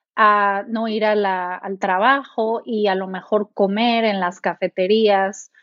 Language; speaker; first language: Spanish; native; Spanish